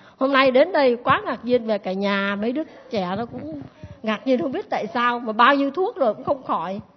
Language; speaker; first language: Vietnamese; native; Vietnamese